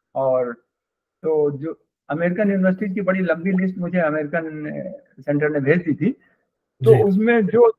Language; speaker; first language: Hindi; native; Hindi